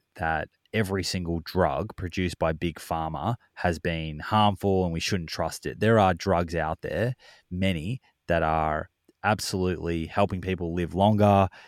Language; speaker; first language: English; native; English